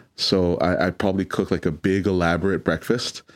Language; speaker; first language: English; native; English